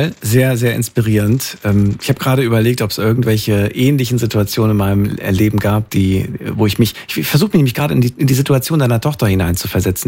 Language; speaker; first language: German; native; German